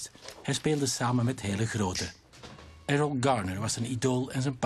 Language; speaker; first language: Dutch; native; Dutch